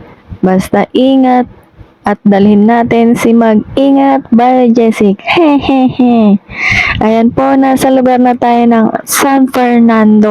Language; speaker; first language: Filipino; native; Filipino